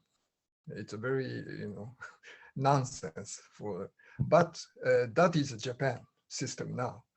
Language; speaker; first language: English; non-native, learner; Japanese